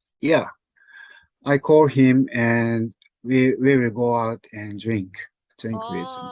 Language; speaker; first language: English; non-native, learner; Japanese